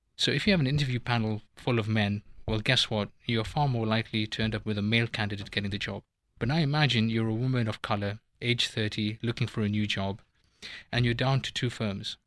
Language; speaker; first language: English; native; English